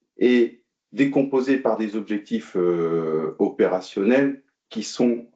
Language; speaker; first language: French; native; French